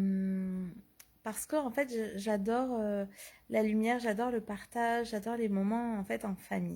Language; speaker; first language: French; native; French